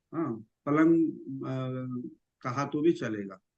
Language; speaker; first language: Hindi; non-native, local second language; Marathi